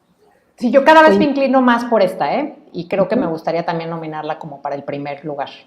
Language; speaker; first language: Spanish; native; Spanish